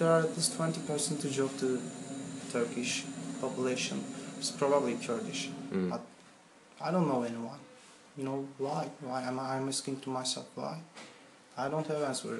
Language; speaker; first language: English; non-native, fluent; Turkish